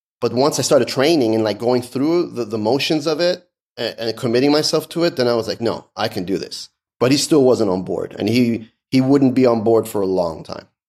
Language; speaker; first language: English; early bilingual, other home language; Persian